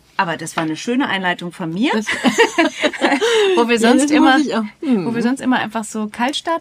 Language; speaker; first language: German; native; German